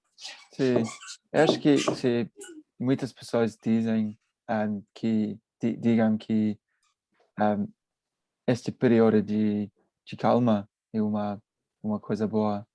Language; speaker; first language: Portuguese; non-native, learner; English